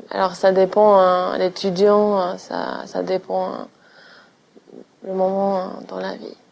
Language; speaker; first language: French; non-native, fluent; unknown